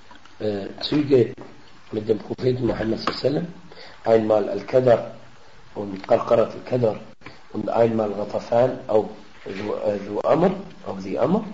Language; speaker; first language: German; non-native, fluent; Arabic